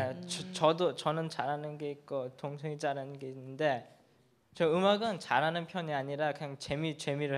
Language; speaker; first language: Korean; early bilingual, heritage; English